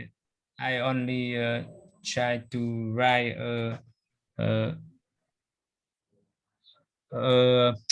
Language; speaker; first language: English; non-native, learner; Vietnamese